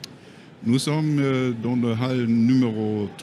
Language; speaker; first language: French; non-native, learner; German